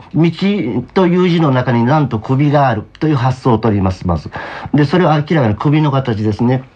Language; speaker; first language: Japanese; native; Japanese